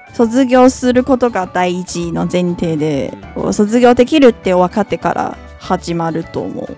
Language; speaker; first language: Japanese; non-native, fluent; Chinese